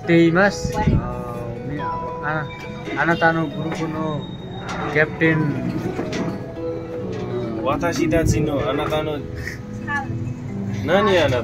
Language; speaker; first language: Japanese; non-native, learner; Nepali